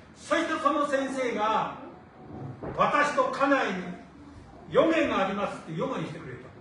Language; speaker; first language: Japanese; native; Japanese